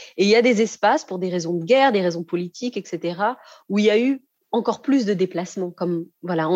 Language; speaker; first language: French; native; French